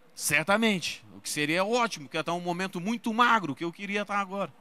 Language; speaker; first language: Portuguese; native; Portuguese